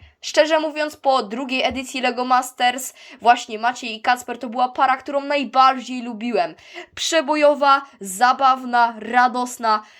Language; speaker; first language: Polish; native; Polish